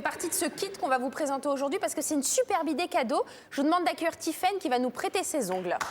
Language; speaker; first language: French; native; French